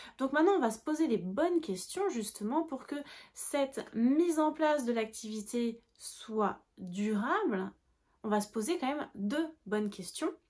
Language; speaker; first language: French; native; French